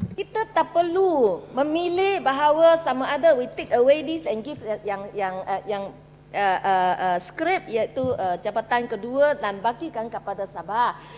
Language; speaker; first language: Malay; non-native, local second language; Chinese